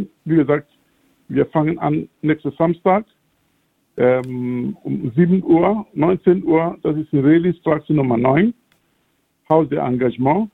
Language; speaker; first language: German; non-native, fluent; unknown